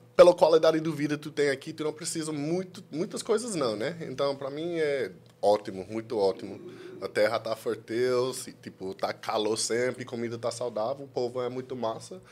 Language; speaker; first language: Portuguese; non-native, fluent; English